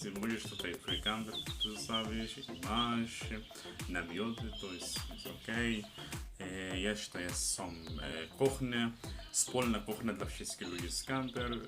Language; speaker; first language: Polish; non-native, learner; Arabic